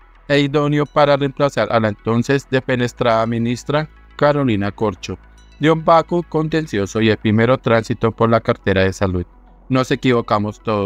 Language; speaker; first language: Spanish; native; Spanish